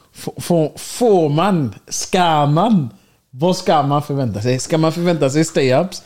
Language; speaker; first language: Swedish; early bilingual, other home language; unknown